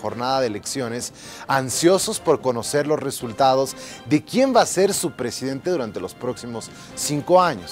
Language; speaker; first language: Spanish; native; Spanish